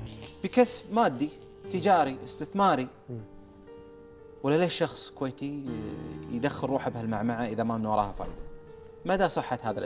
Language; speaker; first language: Arabic; native; Arabic